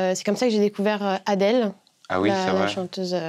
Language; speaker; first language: French; native; French